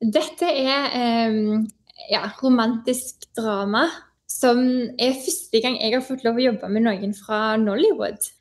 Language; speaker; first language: Norwegian; native; Norwegian